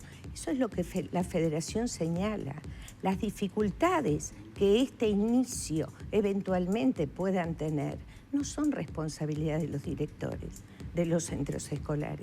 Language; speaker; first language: Spanish; native; Spanish